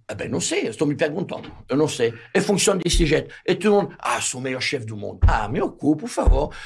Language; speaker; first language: Portuguese; non-native, fluent; French